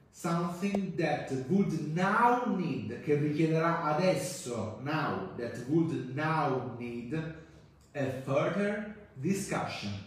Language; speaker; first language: English; non-native, fluent; Italian